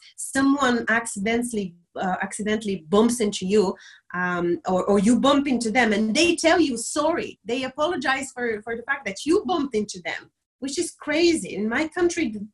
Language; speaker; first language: English; non-native, fluent; Bulgarian